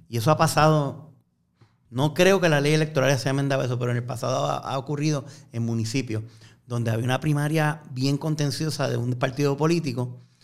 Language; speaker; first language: Spanish; native; Spanish